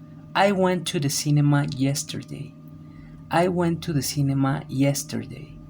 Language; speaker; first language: English; non-native, fluent; Spanish